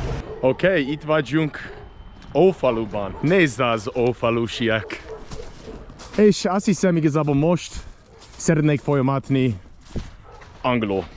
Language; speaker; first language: Hungarian; non-native, learner; English